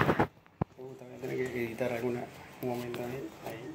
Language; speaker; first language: Spanish; native; Spanish